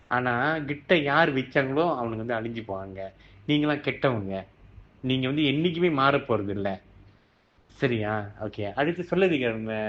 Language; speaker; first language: Tamil; early bilingual, heritage; Tamil